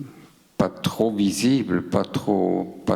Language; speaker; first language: French; non-native, local second language; German